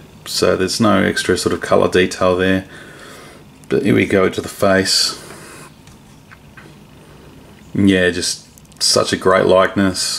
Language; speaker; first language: English; native; English